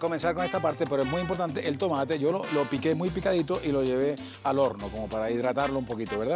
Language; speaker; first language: Spanish; native; Spanish